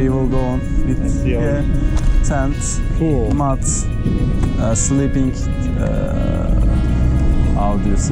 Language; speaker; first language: English; non-native, learner; Turkish